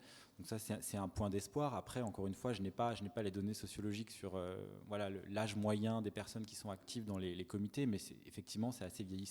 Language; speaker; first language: French; native; French